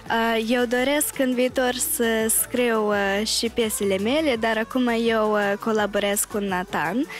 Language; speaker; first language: Romanian; early bilingual, heritage; Romanian